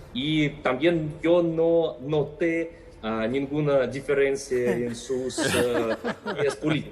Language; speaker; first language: Spanish; non-native, fluent; Russian